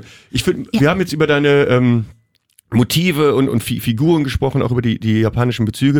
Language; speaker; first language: German; native; German